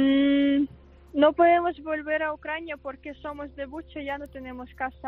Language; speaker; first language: Spanish; non-native, fluent; Ukrainian